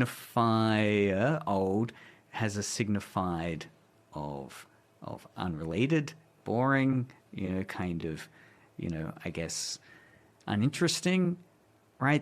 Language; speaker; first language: English; native; English